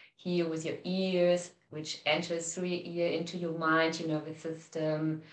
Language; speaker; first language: English; non-native, fluent; German